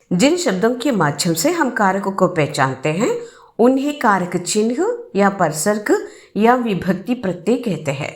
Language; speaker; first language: Hindi; non-native, local second language; Telugu